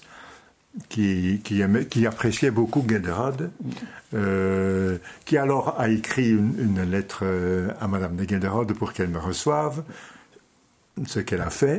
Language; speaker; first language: French; non-native, local second language; Dutch